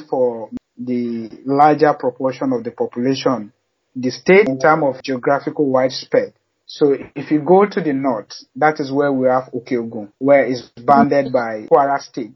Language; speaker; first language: English; non-native, local second language; Yoruba